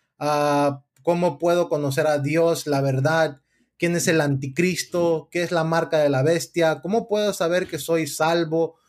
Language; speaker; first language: Spanish; early bilingual, heritage; Spanish